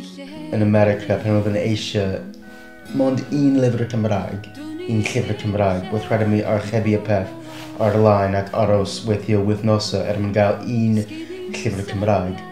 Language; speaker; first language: Welsh; non-native, fluent; English